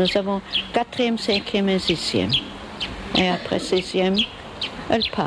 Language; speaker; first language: French; non-native, learner; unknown